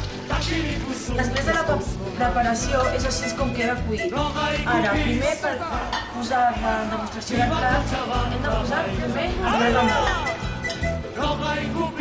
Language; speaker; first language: Catalan; early bilingual, other home language; Spanish